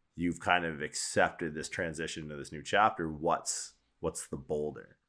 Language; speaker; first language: English; native; English